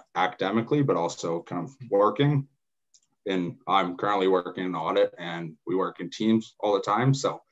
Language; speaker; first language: English; native; English